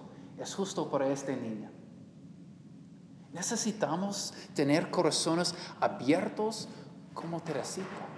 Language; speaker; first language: Spanish; non-native, learner; English